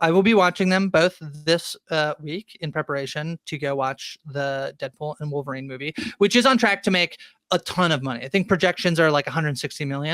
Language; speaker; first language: English; native; English